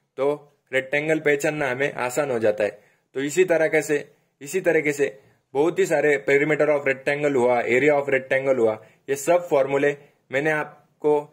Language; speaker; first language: Hindi; non-native, local second language; Marathi